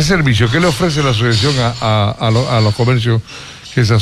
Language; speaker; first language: Spanish; native; Spanish